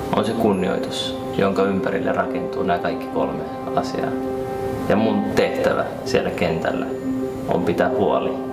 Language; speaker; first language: Finnish; early bilingual, other home language; Arabic